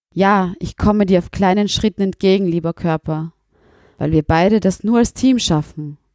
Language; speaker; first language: German; native; German